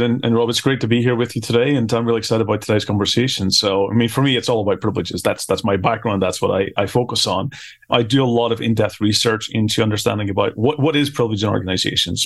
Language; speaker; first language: English; native; English